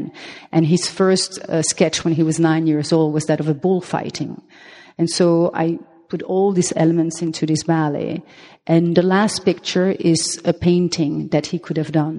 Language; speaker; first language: English; non-native, fluent; French